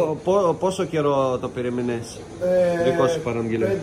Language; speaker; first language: Greek; non-native, learner; Russian